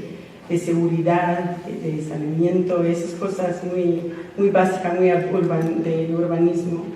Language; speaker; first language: Spanish; non-native, fluent; English